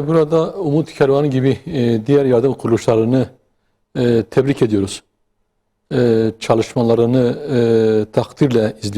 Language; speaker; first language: Turkish; native; Turkish